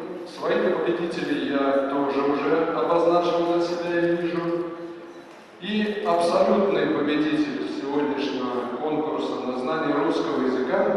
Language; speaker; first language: Russian; native; Russian